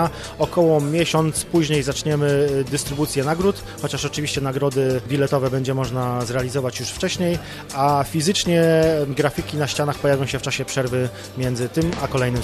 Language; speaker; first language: Polish; native; Polish